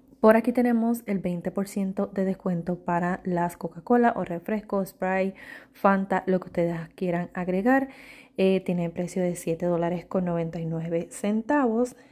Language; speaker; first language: Spanish; native; Spanish